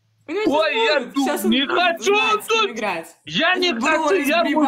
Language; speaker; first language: Russian; non-native, learner; Uzbek